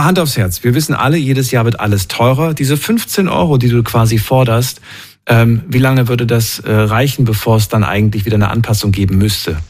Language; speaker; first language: German; native; German